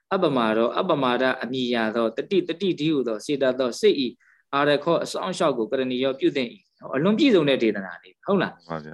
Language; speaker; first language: Burmese; native; Burmese